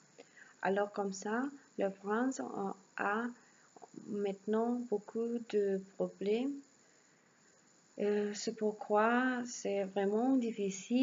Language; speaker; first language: French; non-native, learner; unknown